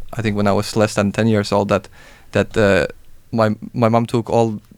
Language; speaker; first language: English; non-native, fluent; Finnish